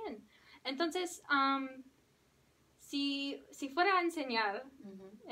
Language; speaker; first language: Spanish; non-native, learner; English